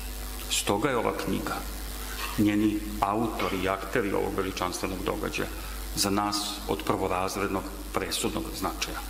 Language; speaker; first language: Serbian; native; Serbian